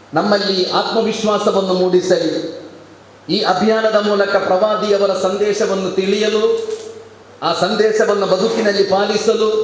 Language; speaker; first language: Kannada; non-native, local second language; Malayalam